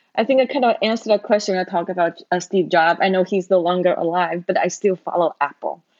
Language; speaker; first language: English; non-native, fluent; Chinese